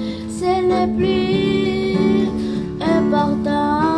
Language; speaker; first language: French; early bilingual, other home language; Haitian Creole